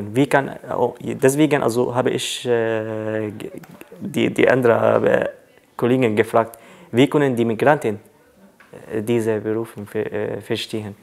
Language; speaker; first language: German; non-native, learner; Arabic